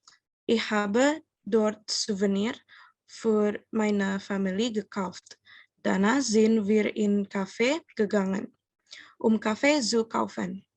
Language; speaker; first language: German; non-native, learner; Indonesian